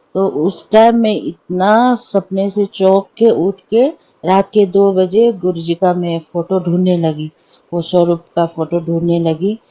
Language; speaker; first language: Hindi; non-native, local second language; Nepali